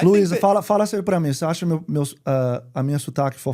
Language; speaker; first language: Portuguese; non-native, learner; English